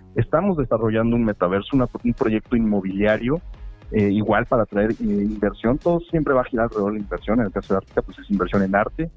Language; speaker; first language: Spanish; native; Spanish